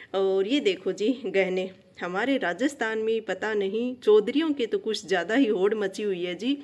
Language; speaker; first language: Hindi; native; Hindi